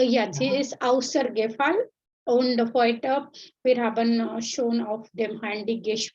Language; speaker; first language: German; non-native, learner; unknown